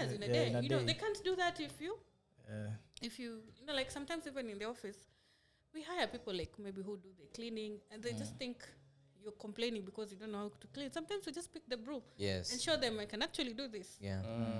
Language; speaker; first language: English; non-native, local second language; Swahili